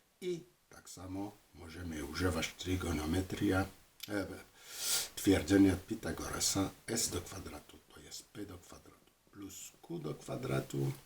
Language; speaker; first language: Polish; non-native, learner; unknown